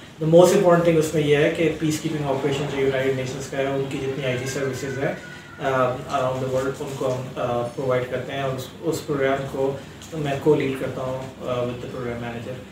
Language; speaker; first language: Urdu; native; Urdu